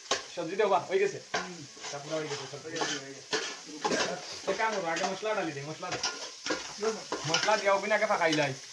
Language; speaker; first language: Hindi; non-native, learner; Bangla